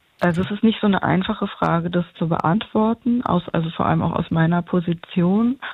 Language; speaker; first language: German; early bilingual, other home language; Arabic